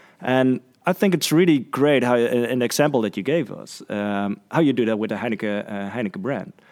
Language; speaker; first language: English; non-native, fluent; Dutch